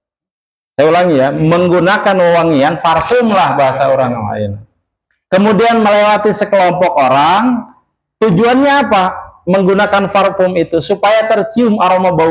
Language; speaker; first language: Indonesian; non-native, local second language; Sundanese